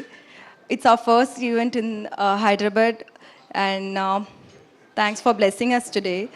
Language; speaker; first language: Telugu; non-native, learner; Tamil